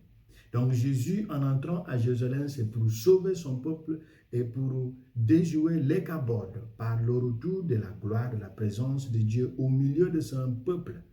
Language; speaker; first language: French; non-native, fluent; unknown